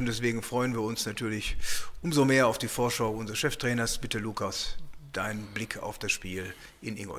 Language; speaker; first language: German; native; German